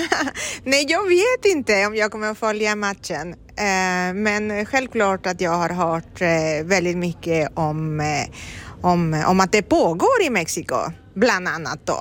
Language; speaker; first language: Swedish; non-native, fluent; Spanish